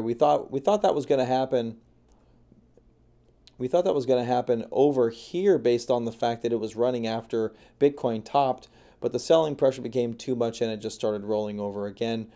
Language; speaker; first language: English; native; English